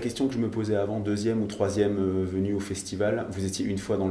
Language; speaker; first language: French; native; French